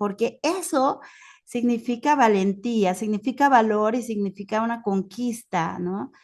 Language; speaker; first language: Spanish; native; Spanish